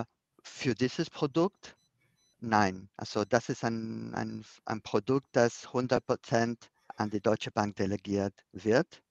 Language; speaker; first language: German; non-native, fluent; Spanish